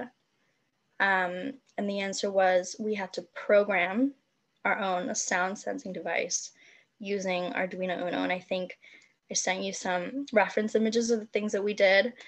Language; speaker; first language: English; non-native, local second language; Cantonese